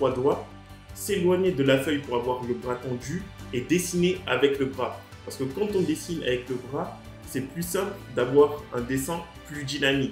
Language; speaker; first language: French; native; French